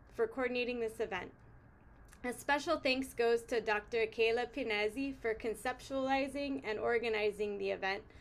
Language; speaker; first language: English; native; English